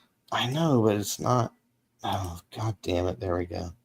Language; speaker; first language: English; native; English